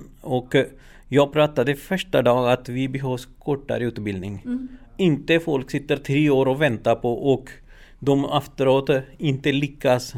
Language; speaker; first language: Swedish; non-native, learner; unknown